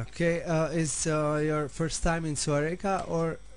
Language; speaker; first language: English; non-native, learner; Albanian